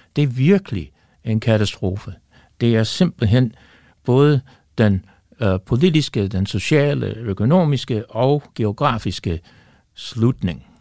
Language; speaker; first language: Danish; non-native, fluent; English